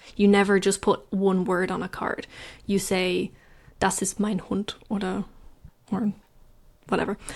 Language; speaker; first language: English; native; English